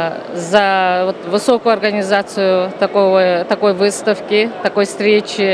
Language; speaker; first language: Russian; non-native, local second language; Kyrgyz